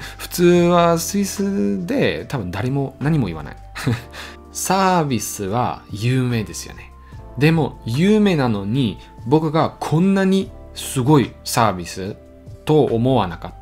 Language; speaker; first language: Japanese; non-native, learner; German